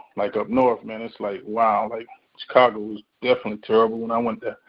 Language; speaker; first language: English; native; English